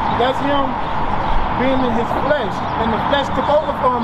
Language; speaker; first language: English; native; English